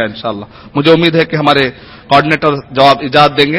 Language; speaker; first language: Urdu; native; Urdu